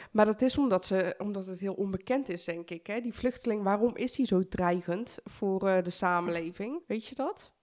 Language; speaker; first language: Dutch; early bilingual, other home language; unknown